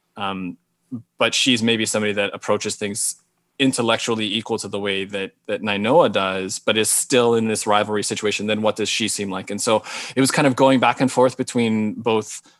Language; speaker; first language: English; native; English